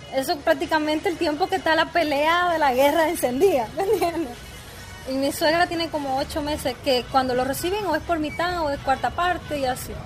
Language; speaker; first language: Spanish; native; Spanish